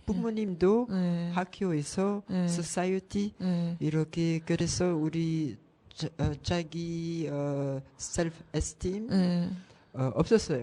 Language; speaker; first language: Korean; non-native, learner; French